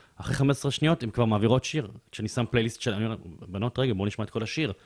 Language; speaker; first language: Hebrew; native; Hebrew